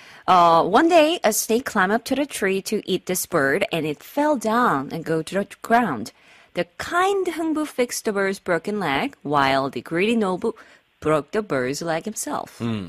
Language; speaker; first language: English; non-native, fluent; Korean